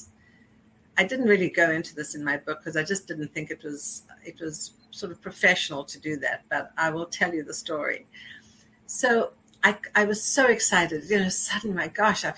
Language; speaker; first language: English; native; English